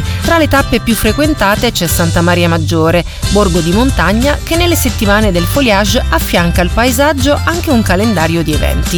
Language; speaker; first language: Italian; native; Italian